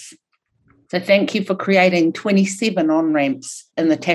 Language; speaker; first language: English; non-native, local second language; Māori